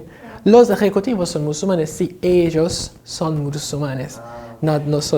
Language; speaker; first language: Spanish; non-native, fluent; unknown